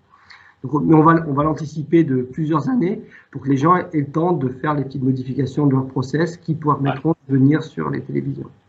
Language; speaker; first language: French; native; French